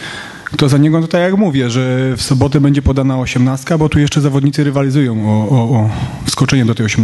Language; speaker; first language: Polish; native; Polish